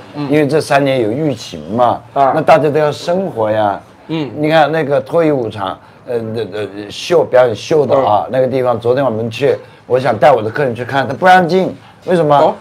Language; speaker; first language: Chinese; native; Chinese